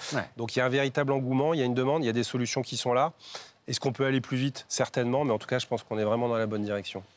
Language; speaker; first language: French; native; French